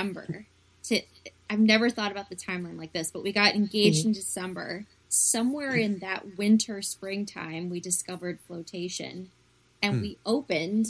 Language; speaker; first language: English; native; English